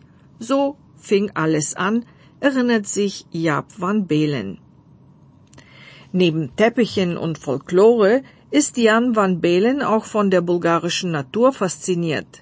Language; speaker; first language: German; non-native, fluent; Bulgarian